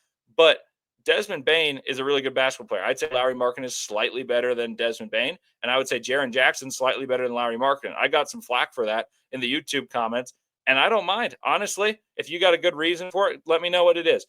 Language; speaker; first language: English; native; English